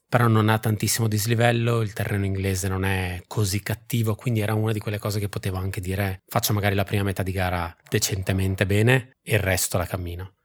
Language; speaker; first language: Italian; native; Italian